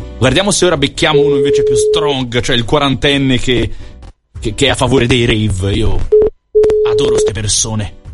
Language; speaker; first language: Italian; native; Italian